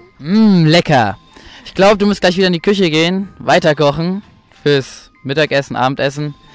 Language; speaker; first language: German; native; German